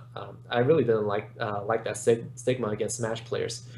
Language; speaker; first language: English; native; English